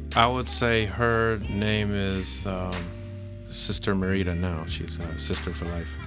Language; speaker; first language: English; early bilingual, other home language; Filipino